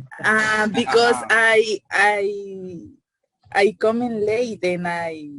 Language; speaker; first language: English; non-native, learner; Spanish